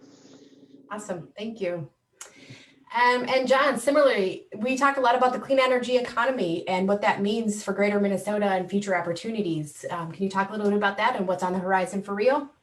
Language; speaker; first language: English; native; English